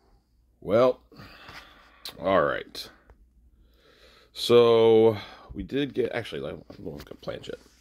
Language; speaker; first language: English; native; English